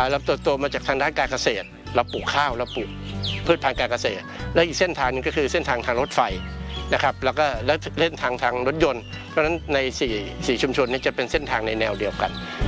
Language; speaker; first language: Thai; native; Thai